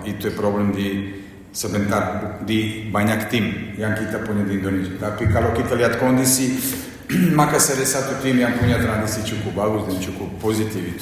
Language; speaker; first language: Indonesian; non-native, fluent; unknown